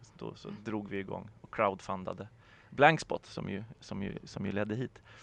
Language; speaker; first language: Swedish; native; Swedish